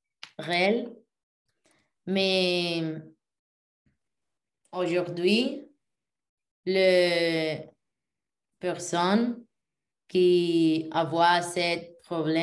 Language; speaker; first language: French; non-native, learner; Spanish